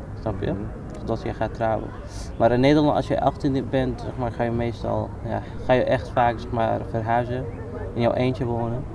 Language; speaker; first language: Dutch; non-native, fluent; Arabic